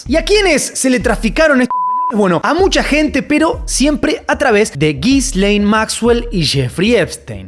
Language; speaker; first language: Spanish; native; Spanish